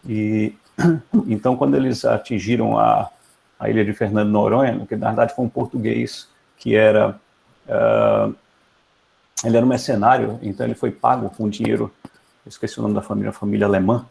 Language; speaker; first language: Portuguese; native; Portuguese